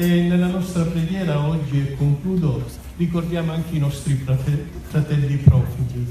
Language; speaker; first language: Italian; native; Italian